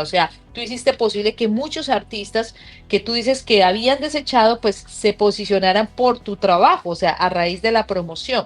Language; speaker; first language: Spanish; native; Spanish